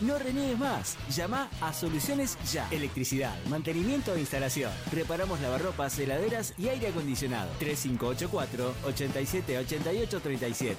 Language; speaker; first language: Spanish; native; Spanish